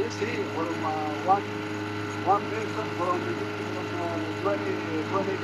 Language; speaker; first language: English; non-native, learner; Arabic